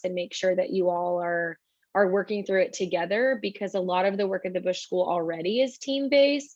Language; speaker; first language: English; native; English